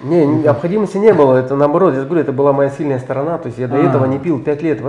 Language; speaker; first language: Russian; native; Russian